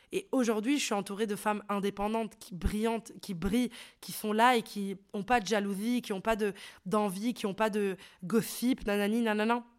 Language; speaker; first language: French; early bilingual, other home language; Arabic